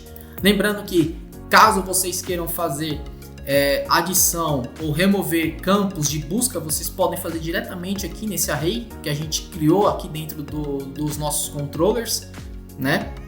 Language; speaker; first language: Portuguese; native; Portuguese